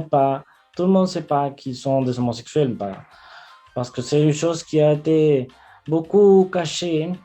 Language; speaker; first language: French; non-native, fluent; Spanish